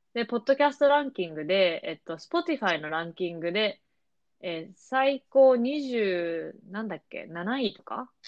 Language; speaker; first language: Japanese; native; Japanese